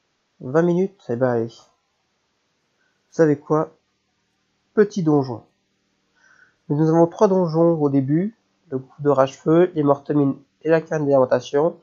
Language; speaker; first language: French; native; French